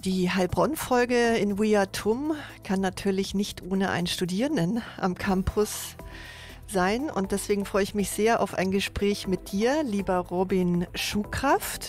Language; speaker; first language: German; native; German